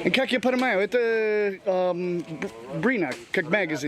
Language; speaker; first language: Russian; non-native, learner; English